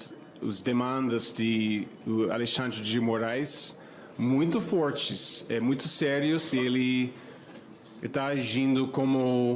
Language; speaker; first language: Portuguese; non-native, fluent; English